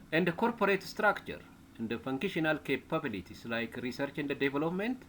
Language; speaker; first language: English; non-native, local second language; Amharic